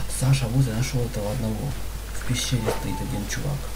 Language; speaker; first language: Russian; native; Russian